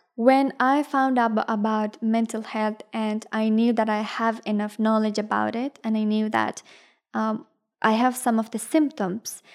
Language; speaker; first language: English; non-native, fluent; Persian